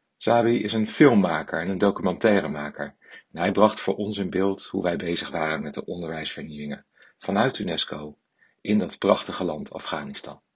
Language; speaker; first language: Dutch; native; Dutch